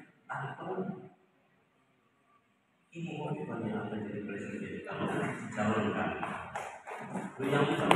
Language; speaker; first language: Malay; non-native, local second language; Javanese